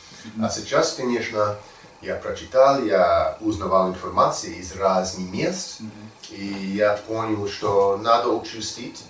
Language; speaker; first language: Russian; non-native, learner; English